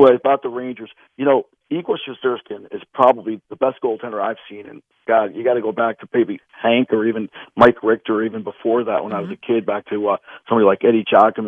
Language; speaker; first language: English; native; English